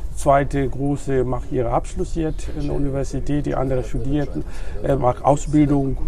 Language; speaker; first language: German; non-native, learner; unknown